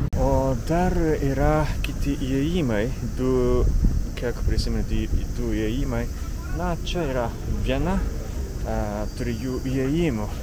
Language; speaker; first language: Lithuanian; non-native, fluent; Japanese